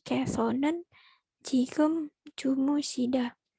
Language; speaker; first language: Korean; non-native, learner; Indonesian